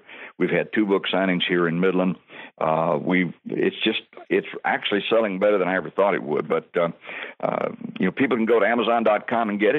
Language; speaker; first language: English; native; English